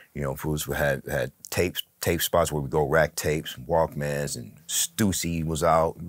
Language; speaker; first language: English; native; English